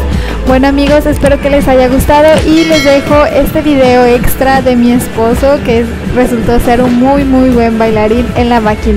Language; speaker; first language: Spanish; native; Spanish